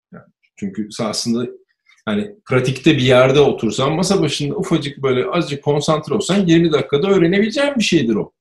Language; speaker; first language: Turkish; early bilingual, other home language; Spanish